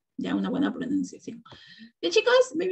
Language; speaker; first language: Spanish; native; Spanish